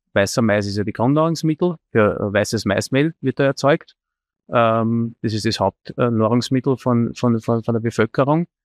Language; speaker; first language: German; native; German